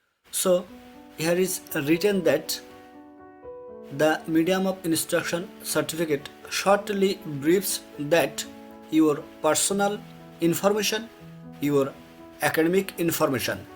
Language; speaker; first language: English; non-native, fluent; Bangla